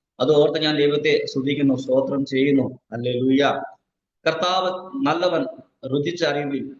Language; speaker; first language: Malayalam; non-native, fluent; Nepali